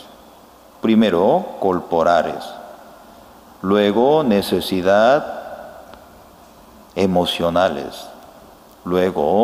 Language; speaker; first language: Spanish; non-native, learner; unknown